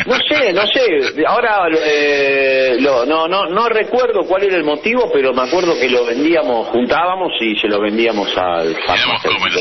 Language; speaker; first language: Spanish; native; Spanish